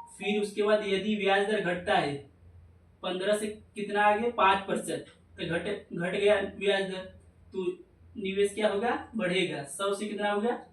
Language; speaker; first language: Hindi; native; Hindi